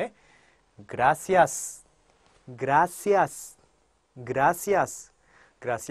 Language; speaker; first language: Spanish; non-native, fluent; Korean